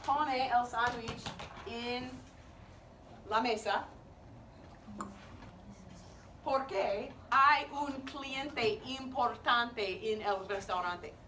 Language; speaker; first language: Spanish; non-native, learner; English